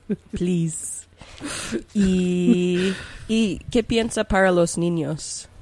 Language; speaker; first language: Spanish; non-native, learner; English